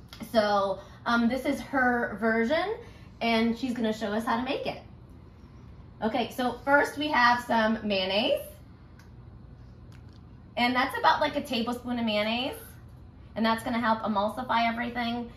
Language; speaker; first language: English; early bilingual, other home language; Portuguese